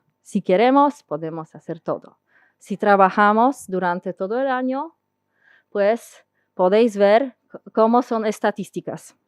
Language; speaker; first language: Spanish; non-native, learner; Polish